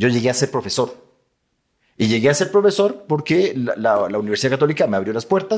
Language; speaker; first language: Spanish; native; Spanish